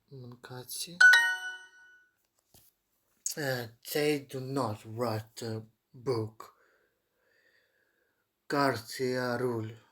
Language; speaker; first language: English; non-native, learner; Ukrainian